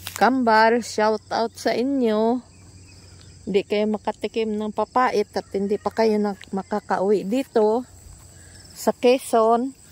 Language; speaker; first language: Filipino; non-native, local second language; Cebuano